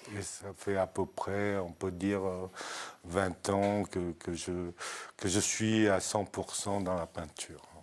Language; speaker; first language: French; early bilingual, other home language; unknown